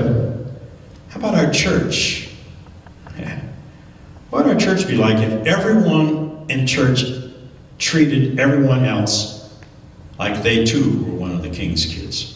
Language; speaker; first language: English; native; English